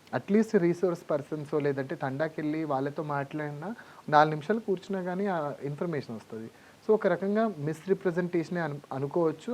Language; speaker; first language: Telugu; non-native, local second language; Lambadi